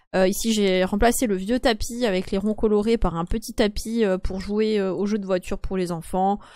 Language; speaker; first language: French; non-native, fluent; Polish